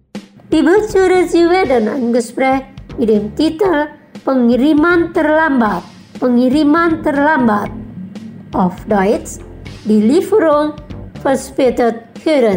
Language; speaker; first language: German; non-native, learner; Indonesian